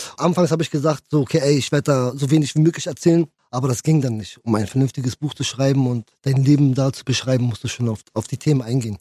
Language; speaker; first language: German; early bilingual, other home language; Kurdish